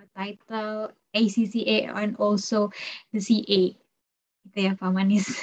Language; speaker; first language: English; non-native, fluent; Indonesian